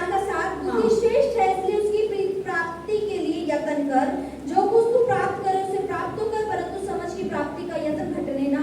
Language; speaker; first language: Hindi; native; Hindi